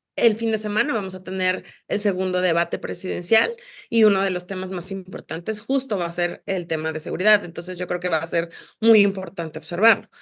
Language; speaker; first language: Spanish; native; Spanish